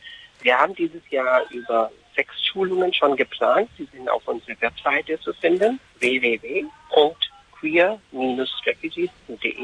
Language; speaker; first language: German; non-native, fluent; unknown